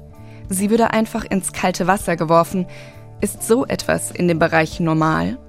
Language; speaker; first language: German; native; German